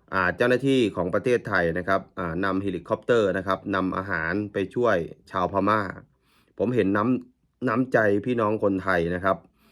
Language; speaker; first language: Thai; native; Thai